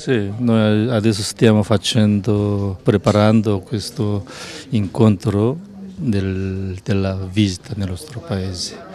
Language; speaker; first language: Italian; non-native, learner; Korean